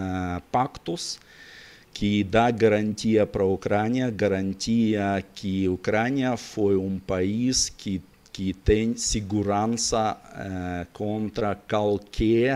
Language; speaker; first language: Portuguese; non-native, learner; Russian